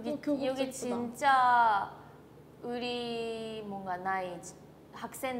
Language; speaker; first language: Korean; non-native, learner; Japanese